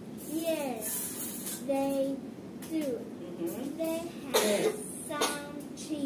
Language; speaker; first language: English; non-native, learner; Chinese